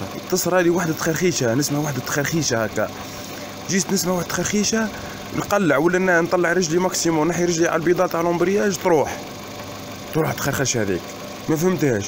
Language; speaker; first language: Arabic; native; Arabic